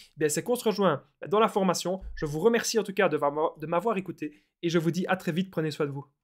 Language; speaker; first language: French; native; French